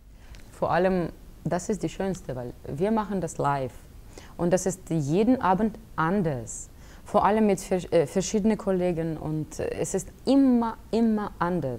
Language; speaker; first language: German; non-native, fluent; Russian